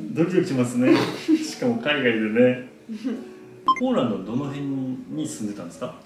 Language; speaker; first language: Japanese; native; Japanese